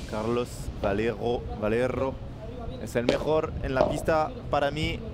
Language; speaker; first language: Spanish; non-native, learner; French